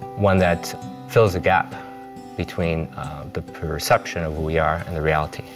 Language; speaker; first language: English; native; English